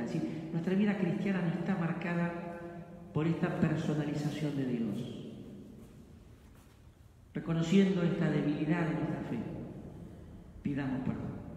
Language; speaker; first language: Spanish; native; Spanish